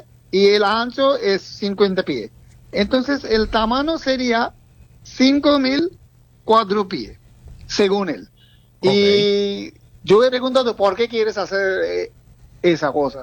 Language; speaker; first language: Spanish; non-native, fluent; Bangla